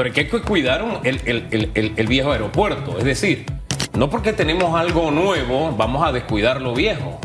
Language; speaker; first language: Spanish; native; Spanish